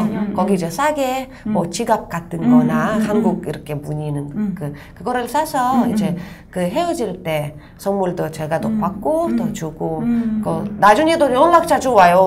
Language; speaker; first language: Korean; non-native, fluent; Russian